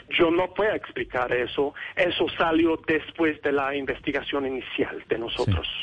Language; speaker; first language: Spanish; non-native, fluent; English